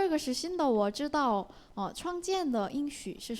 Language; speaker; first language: Chinese; non-native, learner; Korean